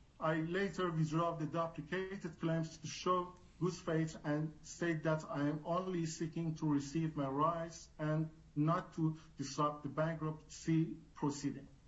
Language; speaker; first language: English; non-native, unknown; Persian